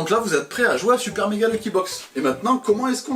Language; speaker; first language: French; native; French